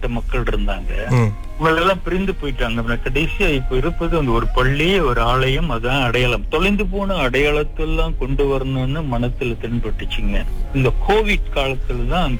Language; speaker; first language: Tamil; early bilingual, heritage; Tamil